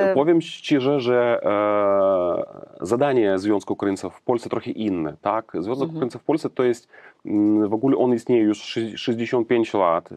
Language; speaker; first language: Polish; non-native, learner; Ukrainian